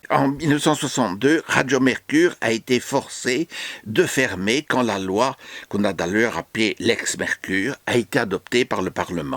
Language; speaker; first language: French; native; French